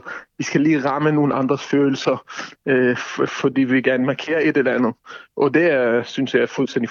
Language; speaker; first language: Danish; non-native, fluent; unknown